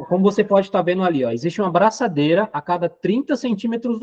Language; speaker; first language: Portuguese; native; Portuguese